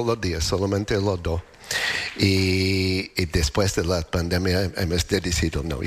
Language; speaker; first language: Spanish; non-native, learner; English